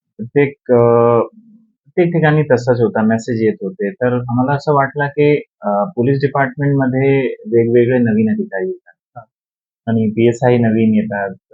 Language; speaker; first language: Marathi; non-native, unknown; Urdu